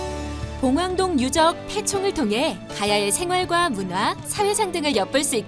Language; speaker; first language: Korean; native; Korean